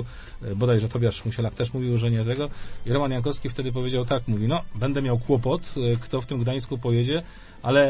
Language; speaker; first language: Polish; native; Polish